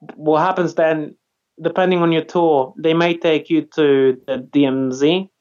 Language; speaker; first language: English; non-native, fluent; Polish